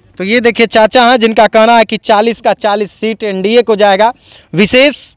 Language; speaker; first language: Hindi; native; Hindi